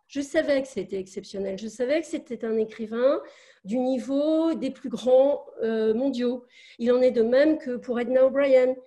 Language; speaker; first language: French; native; French